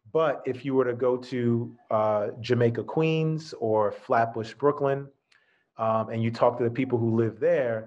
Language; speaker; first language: English; native; English